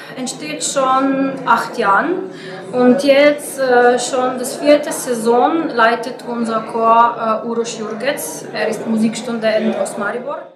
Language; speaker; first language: German; non-native, learner; Slovenian